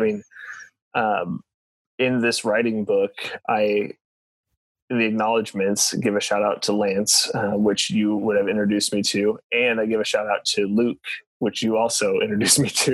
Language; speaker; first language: English; native; English